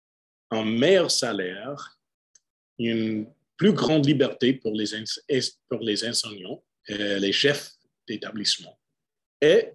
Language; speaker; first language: French; non-native, fluent; English